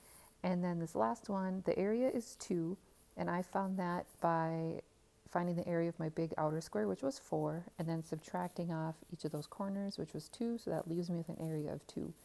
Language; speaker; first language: English; native; English